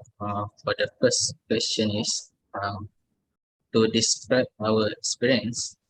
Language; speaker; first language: English; non-native, learner; Malay